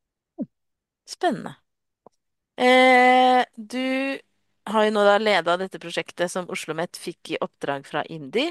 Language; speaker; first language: Norwegian; native; Norwegian